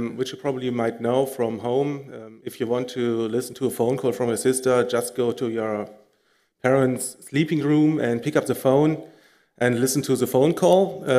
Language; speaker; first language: English; non-native, fluent; German